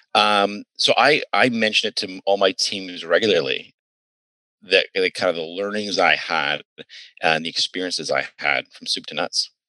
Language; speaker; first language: English; native; English